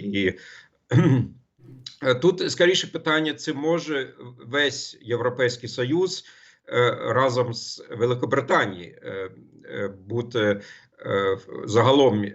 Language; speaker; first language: Ukrainian; non-native, fluent; German